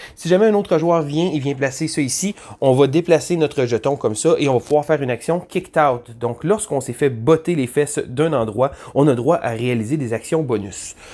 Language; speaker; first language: French; native; French